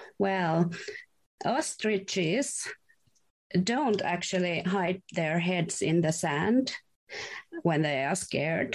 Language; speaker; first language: English; non-native, fluent; Finnish